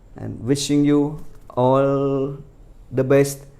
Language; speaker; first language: English; non-native, fluent; Khmer